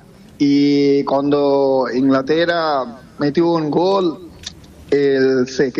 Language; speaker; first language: Spanish; non-native, fluent; Bangla